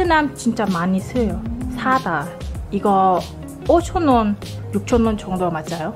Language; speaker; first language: Korean; non-native, learner; Vietnamese